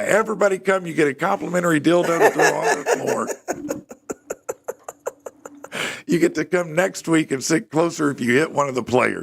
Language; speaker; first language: English; native; English